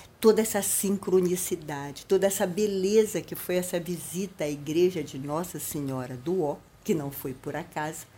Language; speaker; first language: Portuguese; native; Portuguese